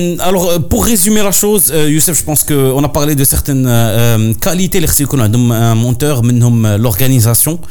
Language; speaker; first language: French; non-native, local second language; Arabic